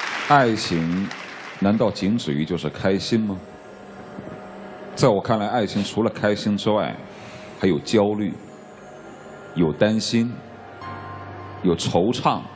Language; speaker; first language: Chinese; native; Chinese